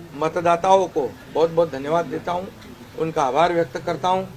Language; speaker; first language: Hindi; non-native, local second language; Marathi